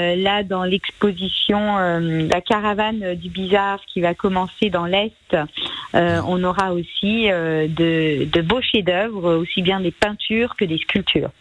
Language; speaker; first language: French; native; French